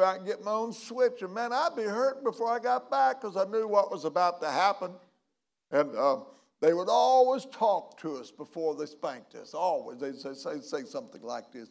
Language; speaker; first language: English; native; English